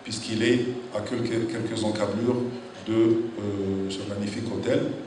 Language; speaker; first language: French; non-native, local second language; Arabic